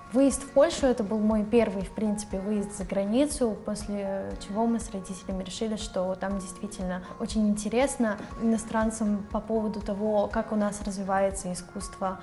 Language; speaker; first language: Russian; native; Russian